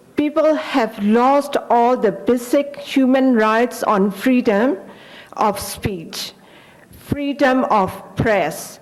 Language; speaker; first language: English; non-native, fluent; Burmese